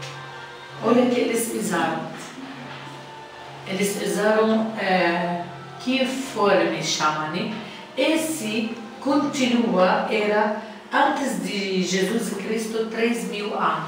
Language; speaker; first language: Portuguese; non-native, learner; Arabic